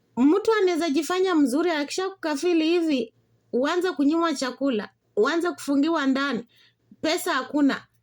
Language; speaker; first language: Swahili; non-native, local second language; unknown